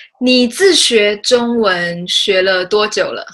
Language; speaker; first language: Chinese; native; Chinese